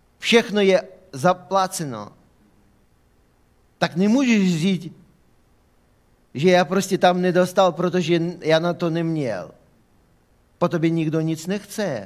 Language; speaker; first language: Czech; non-native, fluent; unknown